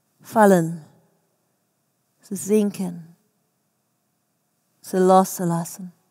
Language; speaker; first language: German; non-native, fluent; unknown